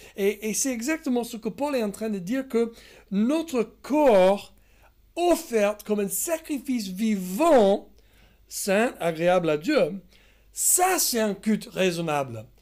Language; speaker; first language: French; non-native, fluent; English